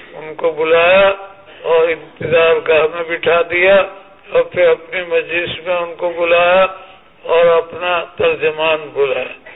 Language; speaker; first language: Urdu; native; Urdu